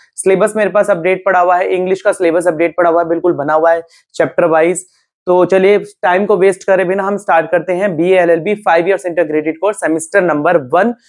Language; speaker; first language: Hindi; native; Hindi